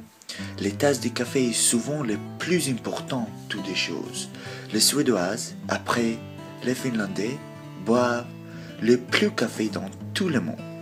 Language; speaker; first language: French; non-native, learner; Swedish